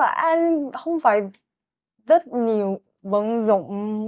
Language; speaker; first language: Vietnamese; non-native, learner; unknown